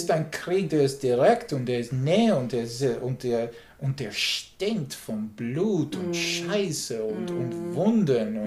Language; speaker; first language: German; non-native, learner; English